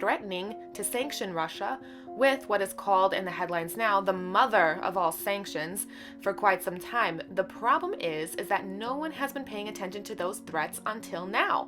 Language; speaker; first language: English; native; English